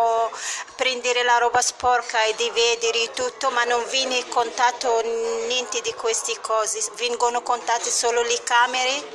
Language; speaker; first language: Italian; non-native, fluent; Arabic